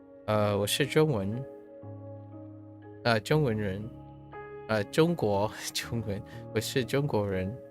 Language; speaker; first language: Chinese; early bilingual, heritage; English